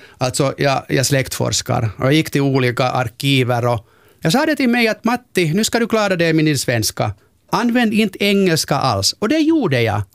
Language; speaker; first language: Swedish; non-native, local second language; Finnish